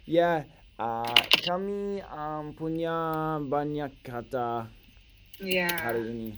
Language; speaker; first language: Indonesian; non-native, learner; English